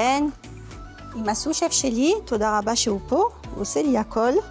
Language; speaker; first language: Hebrew; non-native, fluent; French